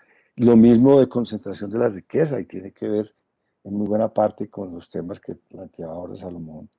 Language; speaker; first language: Spanish; native; Spanish